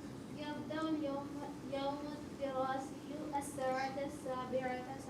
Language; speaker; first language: Arabic; non-native, learner; Urdu